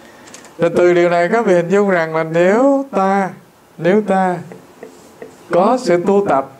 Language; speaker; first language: Vietnamese; native; Vietnamese